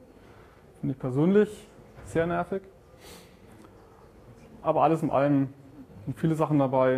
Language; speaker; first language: German; native; German